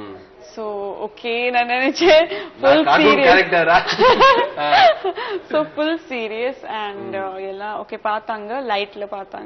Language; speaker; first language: Tamil; non-native, fluent; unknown